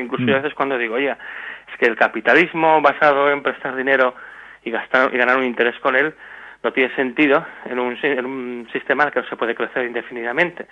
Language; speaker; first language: Spanish; native; Spanish